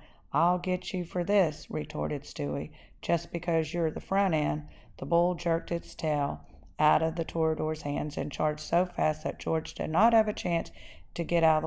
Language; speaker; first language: English; native; English